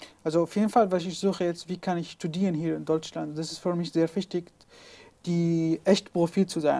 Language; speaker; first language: German; non-native, learner; Arabic